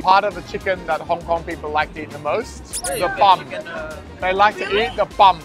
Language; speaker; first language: English; native; English